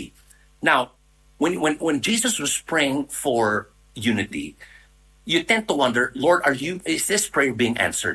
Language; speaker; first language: English; non-native, local second language; Filipino